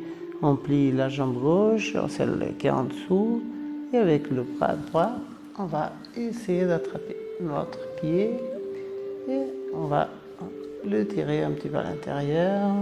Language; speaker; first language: French; non-native, fluent; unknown